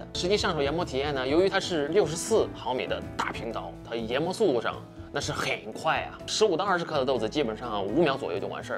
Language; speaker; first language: Chinese; native; Chinese